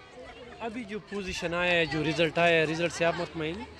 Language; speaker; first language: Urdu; non-native, local second language; Pashto